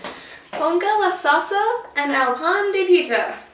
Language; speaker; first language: Spanish; non-native, learner; English